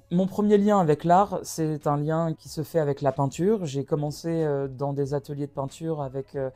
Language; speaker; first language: French; native; French